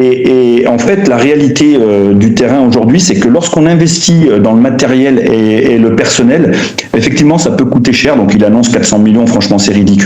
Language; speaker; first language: French; native; French